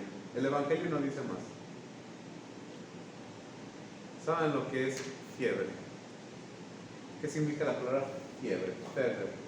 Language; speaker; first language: Spanish; native; Spanish